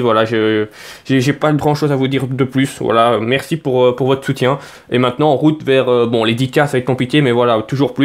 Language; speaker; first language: French; native; French